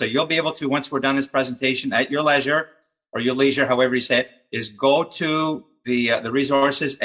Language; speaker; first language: English; native; English